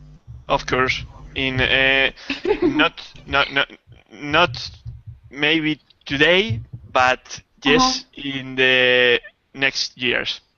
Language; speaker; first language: English; non-native, learner; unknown